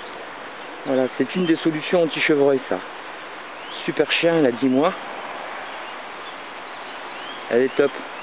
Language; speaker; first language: French; native; French